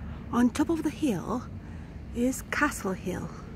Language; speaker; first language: English; non-native, fluent; Romanian